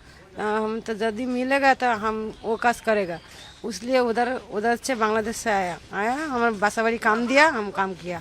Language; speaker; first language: Hindi; non-native, learner; Bangla